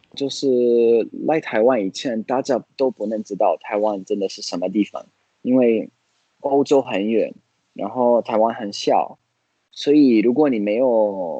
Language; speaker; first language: Chinese; non-native, fluent; Italian